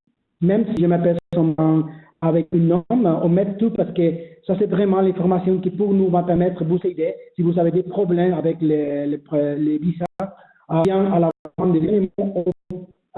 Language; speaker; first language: French; non-native, learner; Spanish